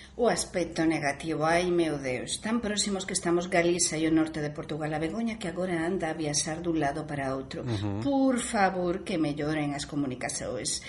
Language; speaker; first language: Galician; native; Galician